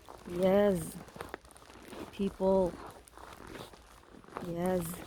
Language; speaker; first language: English; non-native, local second language; Cebuano